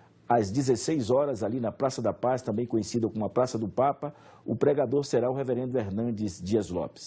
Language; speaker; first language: Portuguese; native; Portuguese